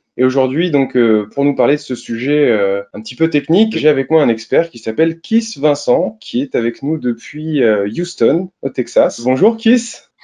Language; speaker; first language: French; native; French